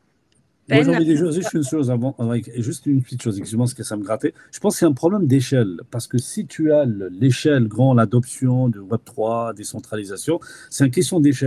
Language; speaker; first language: French; native; French